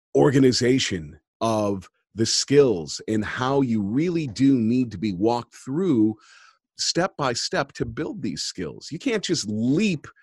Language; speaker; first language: English; native; English